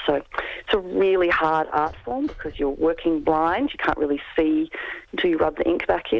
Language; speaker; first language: English; native; English